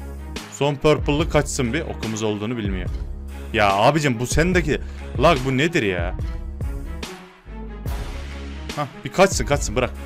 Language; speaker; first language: Turkish; native; Turkish